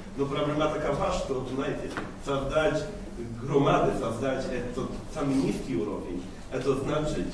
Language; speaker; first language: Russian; non-native, fluent; Polish